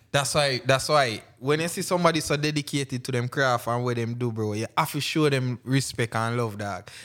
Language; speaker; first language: English; non-native, local second language; Jamaican Creole English